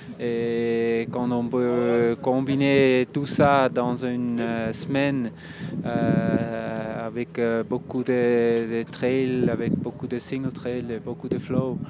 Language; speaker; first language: French; non-native, local second language; German